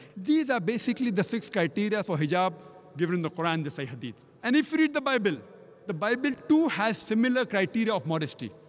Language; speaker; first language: English; non-native, local second language; Konkani